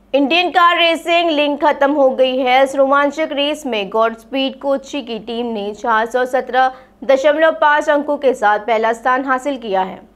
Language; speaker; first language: Hindi; native; Hindi